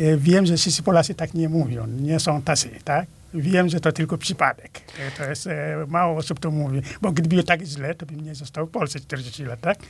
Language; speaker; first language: Polish; non-native, fluent; Wolof